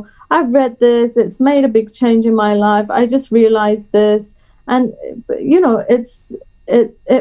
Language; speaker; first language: English; early bilingual, other home language; Persian